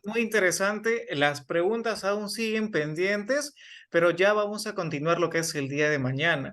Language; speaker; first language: Spanish; native; Spanish